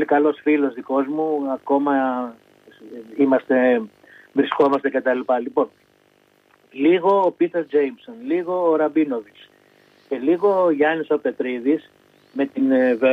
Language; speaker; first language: Greek; native; Greek